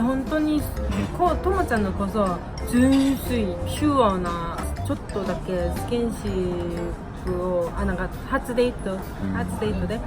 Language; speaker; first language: Japanese; non-native, fluent; Korean